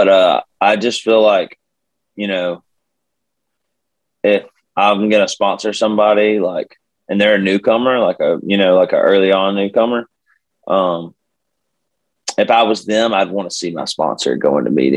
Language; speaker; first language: English; native; English